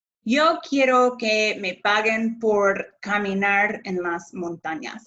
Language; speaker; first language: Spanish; non-native, fluent; English